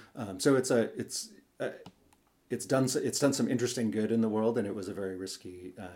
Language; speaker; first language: English; native; English